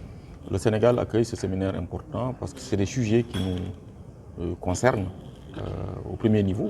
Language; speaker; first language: French; non-native, local second language; Wolof